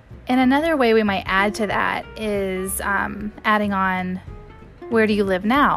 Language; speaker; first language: English; native; English